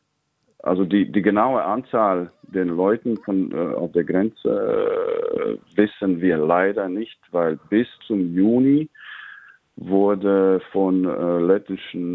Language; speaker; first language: German; non-native, fluent; Latvian